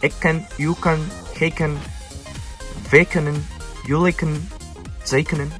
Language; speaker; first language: Dutch; non-native, learner; Japanese